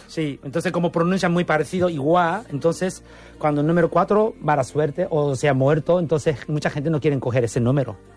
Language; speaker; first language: Spanish; non-native, learner; Japanese